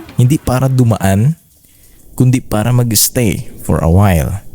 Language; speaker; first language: Filipino; non-native, local second language; Bikol